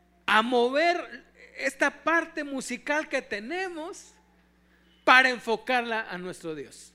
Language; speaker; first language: Spanish; native; Spanish